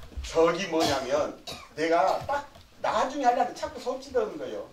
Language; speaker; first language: Korean; native; Korean